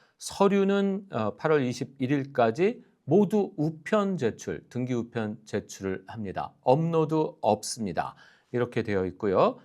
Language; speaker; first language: Korean; native; Korean